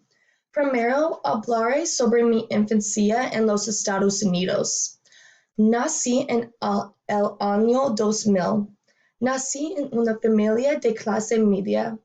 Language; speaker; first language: Spanish; non-native, learner; English